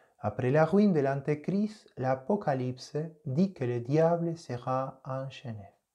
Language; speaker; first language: French; non-native, fluent; Spanish